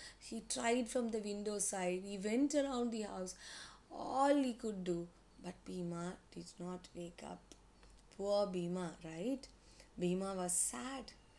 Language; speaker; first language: English; non-native, local second language; Tamil